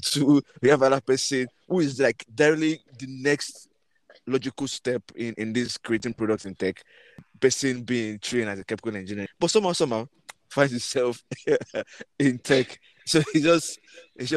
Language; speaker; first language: English; non-native, local second language; Yoruba